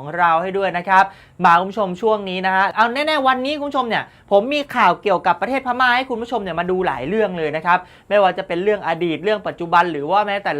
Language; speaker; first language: Thai; native; Thai